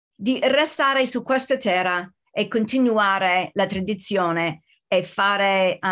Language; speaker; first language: Italian; non-native, learner; English